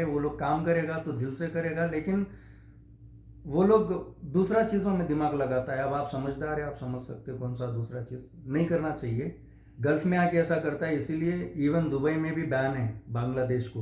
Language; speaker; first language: Hindi; native; Hindi